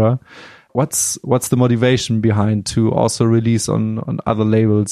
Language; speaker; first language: English; non-native, fluent; German